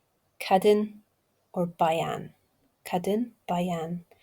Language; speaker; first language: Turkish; non-native, learner; English